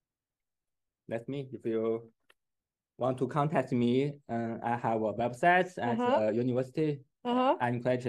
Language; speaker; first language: English; non-native, fluent; Chinese